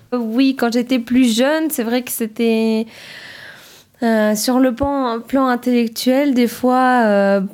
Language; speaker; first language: French; early bilingual, other home language; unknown